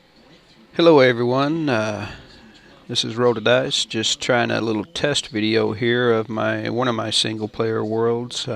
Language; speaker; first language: English; native; English